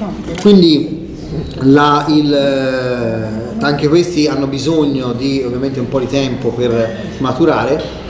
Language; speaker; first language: Italian; native; Italian